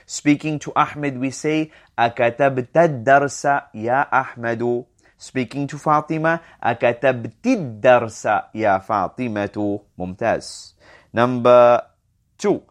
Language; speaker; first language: Arabic; non-native, fluent; English